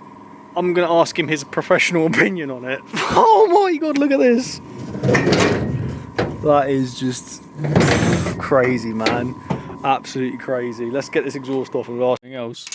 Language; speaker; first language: English; native; English